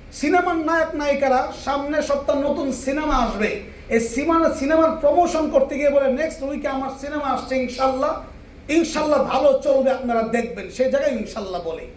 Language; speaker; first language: Bangla; native; Bangla